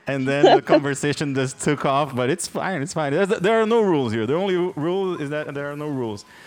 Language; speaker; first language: English; non-native, fluent; Portuguese